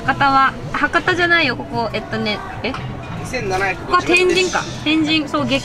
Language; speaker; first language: Japanese; early bilingual, other home language; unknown